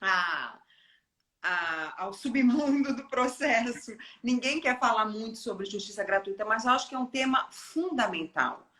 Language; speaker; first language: Portuguese; native; Portuguese